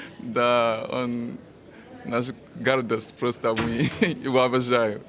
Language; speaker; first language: Russian; non-native, fluent; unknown